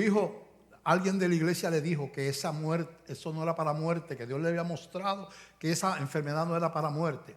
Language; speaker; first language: Spanish; native; Spanish